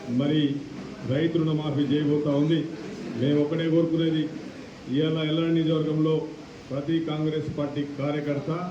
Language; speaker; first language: Telugu; native; Telugu